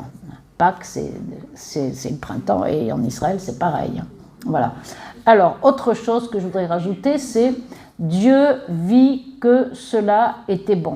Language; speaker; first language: French; native; French